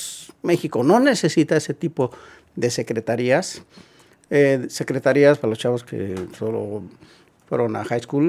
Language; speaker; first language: Spanish; native; Spanish